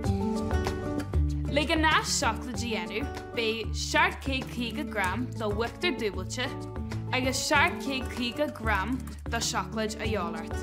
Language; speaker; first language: Irish; native; Irish